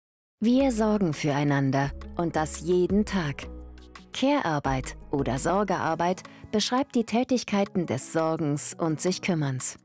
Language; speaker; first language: German; native; German